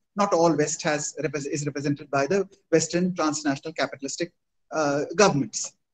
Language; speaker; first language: English; non-native, local second language; Hindi